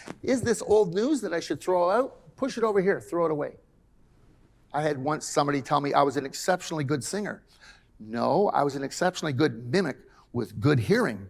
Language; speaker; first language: English; native; English